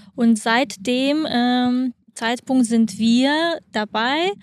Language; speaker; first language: German; non-native, fluent; Lithuanian